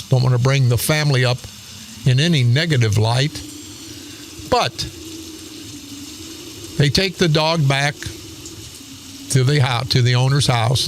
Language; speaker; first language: English; native; English